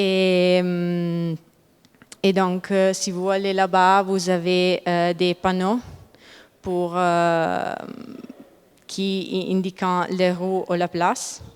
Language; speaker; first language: French; non-native, learner; Italian